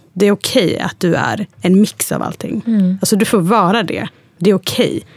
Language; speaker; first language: Swedish; early bilingual, other home language; Arabic